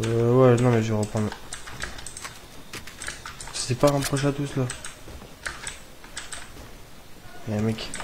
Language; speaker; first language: French; native; French